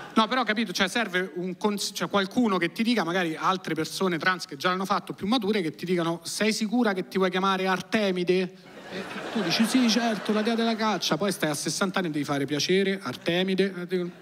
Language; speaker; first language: Italian; native; Italian